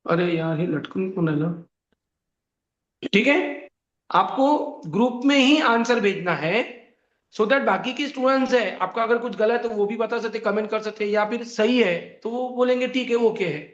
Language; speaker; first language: Hindi; non-native, local second language; Marathi